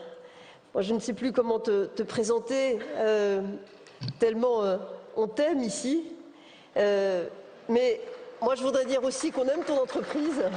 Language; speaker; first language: French; native; French